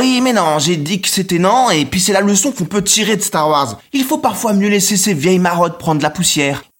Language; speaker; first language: French; native; French